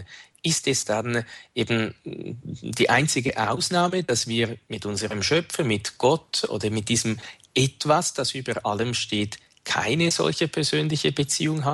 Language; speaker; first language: German; native; German